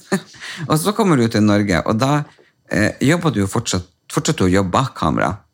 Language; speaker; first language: Norwegian; native; Norwegian